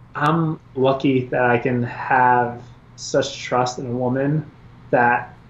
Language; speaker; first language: English; early bilingual, other home language; Albanian